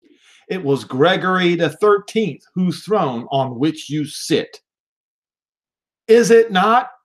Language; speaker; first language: English; native; English